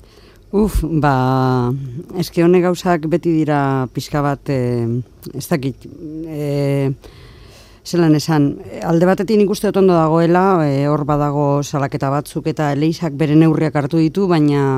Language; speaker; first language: Basque; native; Basque